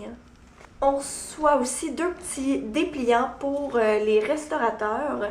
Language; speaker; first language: French; native; French